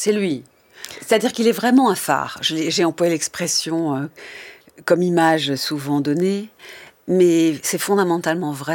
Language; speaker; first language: French; native; French